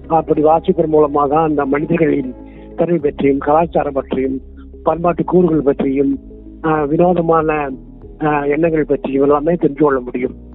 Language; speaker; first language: Tamil; non-native, local second language; Kannada